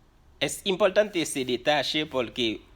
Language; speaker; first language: Spanish; non-native, fluent; Haitian Creole